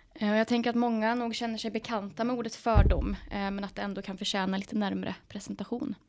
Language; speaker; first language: Swedish; native; Swedish